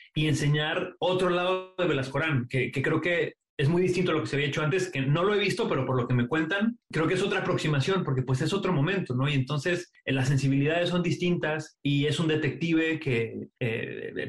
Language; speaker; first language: Spanish; native; Spanish